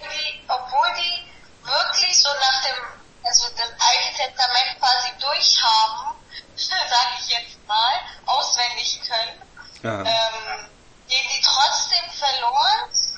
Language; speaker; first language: German; native; German